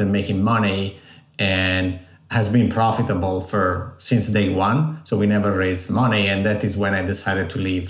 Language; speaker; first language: English; non-native, fluent; Italian